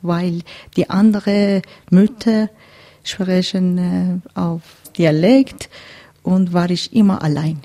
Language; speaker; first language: German; non-native, learner; Persian